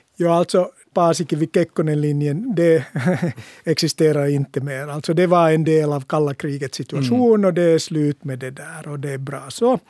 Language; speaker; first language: Swedish; non-native, local second language; Finnish